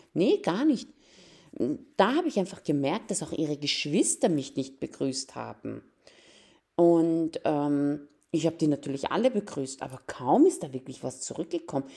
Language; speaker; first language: German; early bilingual, other home language; Persian